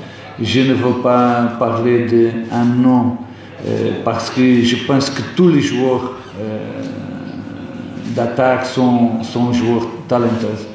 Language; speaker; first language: French; non-native, learner; Portuguese